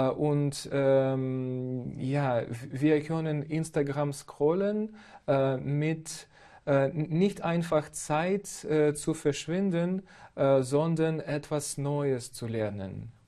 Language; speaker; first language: German; non-native, fluent; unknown